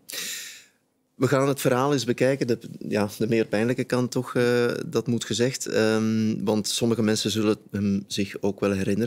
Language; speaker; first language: Dutch; native; Dutch